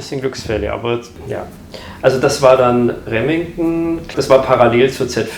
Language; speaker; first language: German; native; German